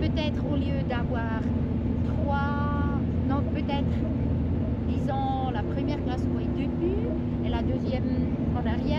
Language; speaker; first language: French; non-native, local second language; German